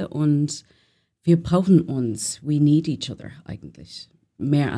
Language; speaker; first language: German; non-native, learner; English